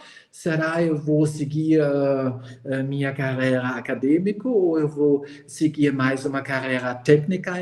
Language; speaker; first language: Portuguese; non-native, fluent; German